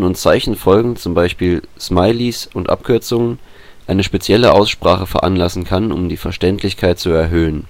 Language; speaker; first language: German; native; German